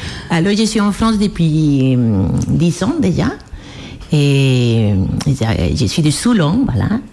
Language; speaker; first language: French; non-native, fluent; Spanish